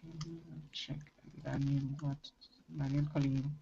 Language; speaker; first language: English; non-native, learner; Spanish